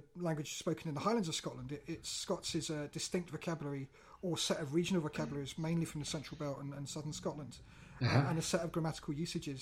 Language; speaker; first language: English; native; English